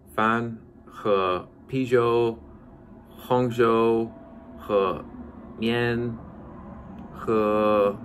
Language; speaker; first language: Chinese; non-native, learner; English